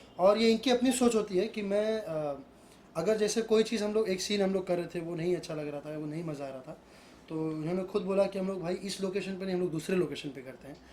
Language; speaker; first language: Hindi; native; Hindi